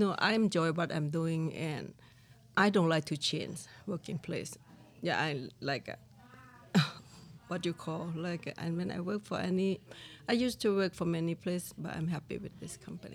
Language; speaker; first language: English; non-native, learner; Lao